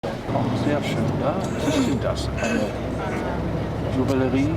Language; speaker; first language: German; native; German